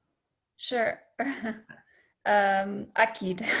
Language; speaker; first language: Arabic; non-native, learner; English